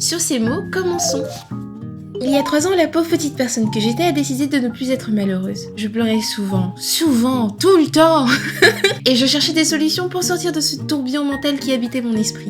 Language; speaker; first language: French; native; French